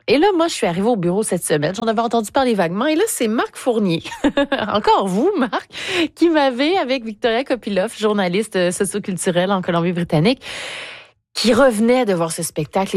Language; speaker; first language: French; native; French